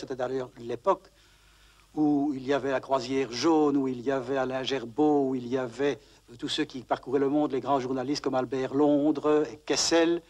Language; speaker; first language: French; native; French